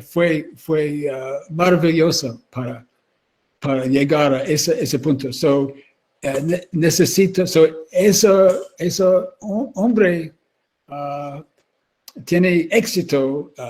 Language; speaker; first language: Spanish; non-native, learner; English